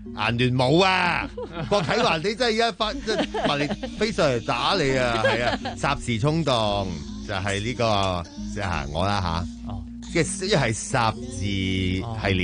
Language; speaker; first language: Cantonese; native; Cantonese